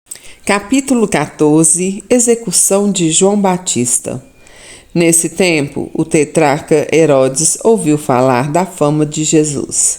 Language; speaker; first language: Portuguese; native; Portuguese